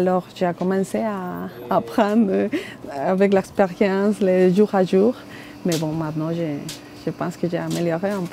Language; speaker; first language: French; non-native, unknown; Spanish